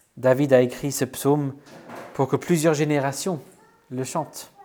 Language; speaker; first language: French; non-native, fluent; English